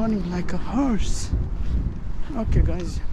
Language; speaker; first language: English; non-native, learner; Nepali